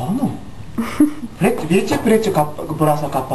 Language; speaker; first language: Slovak; non-native, learner; Japanese